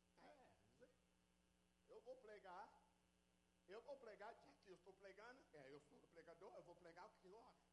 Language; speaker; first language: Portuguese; non-native, learner; English